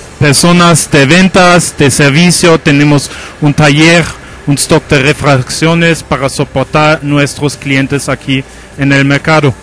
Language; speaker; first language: Spanish; non-native, fluent; German